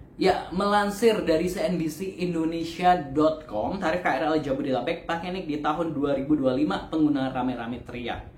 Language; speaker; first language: Indonesian; native; Indonesian